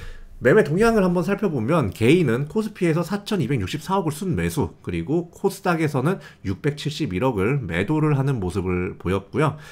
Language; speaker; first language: Korean; native; Korean